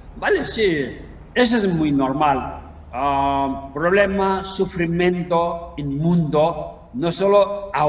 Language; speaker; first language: Spanish; non-native, learner; Tibetan